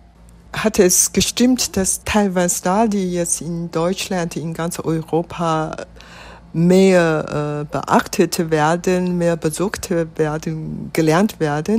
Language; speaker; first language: German; non-native, fluent; Chinese